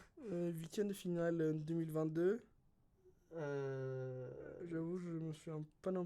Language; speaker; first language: French; early bilingual, other home language; Spanish